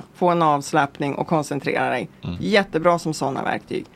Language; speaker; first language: Swedish; native; Swedish